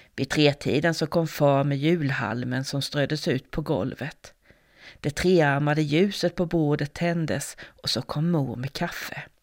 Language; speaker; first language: Swedish; native; Swedish